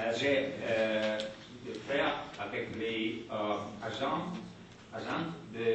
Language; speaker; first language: French; non-native, learner; Slovak